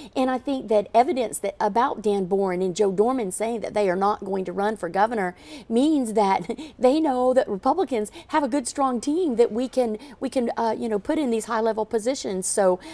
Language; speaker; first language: English; native; English